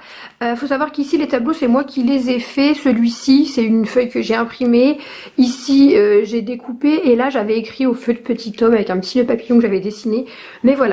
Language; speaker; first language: French; native; French